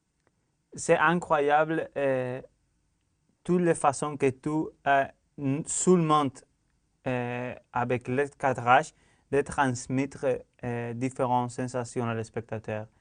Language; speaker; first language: French; non-native, learner; Spanish